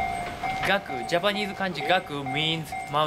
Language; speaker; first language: English; non-native, learner; Japanese